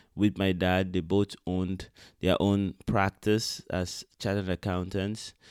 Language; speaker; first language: English; non-native, local second language; Yoruba